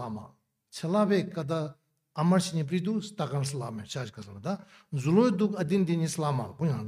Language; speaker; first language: Russian; non-native, learner; Tibetan